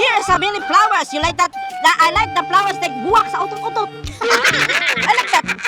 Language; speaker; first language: English; non-native, learner; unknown